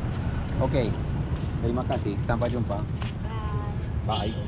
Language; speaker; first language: Indonesian; non-native, learner; Romanian